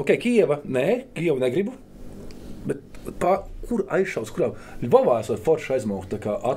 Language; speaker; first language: Latvian; native; Latvian